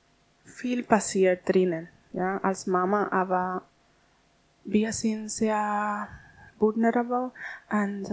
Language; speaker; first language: German; non-native, learner; Spanish